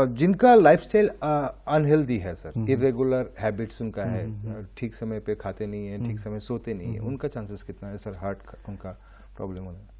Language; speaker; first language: Hindi; non-native, local second language; Bangla